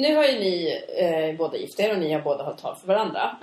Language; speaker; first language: Swedish; native; Swedish